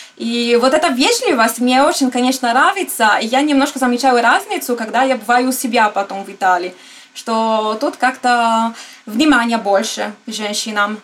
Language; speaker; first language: Russian; non-native, fluent; Italian